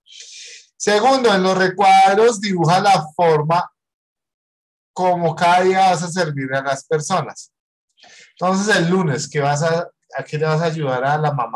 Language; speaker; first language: Spanish; native; Spanish